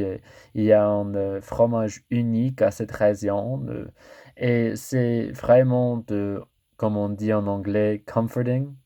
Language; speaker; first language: French; non-native, learner; English